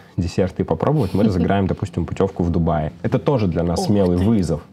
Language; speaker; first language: Russian; native; Russian